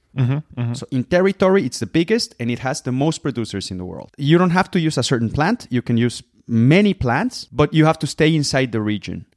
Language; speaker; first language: English; non-native, fluent; Spanish